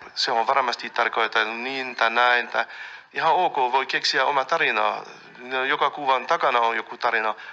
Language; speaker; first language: Finnish; non-native, fluent; French